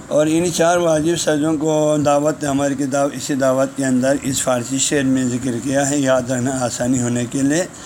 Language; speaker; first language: Urdu; non-native, local second language; Balti